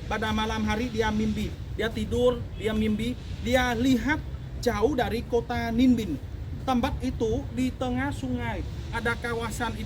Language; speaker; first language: Indonesian; non-native, fluent; Vietnamese